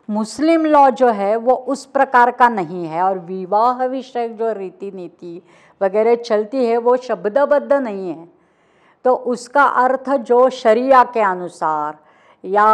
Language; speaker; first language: Hindi; non-native, local second language; Marathi